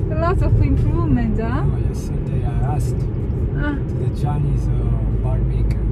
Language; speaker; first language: English; non-native, fluent; Italian